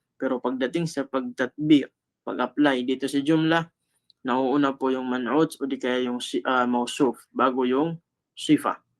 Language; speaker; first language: Filipino; non-native, local second language; Cebuano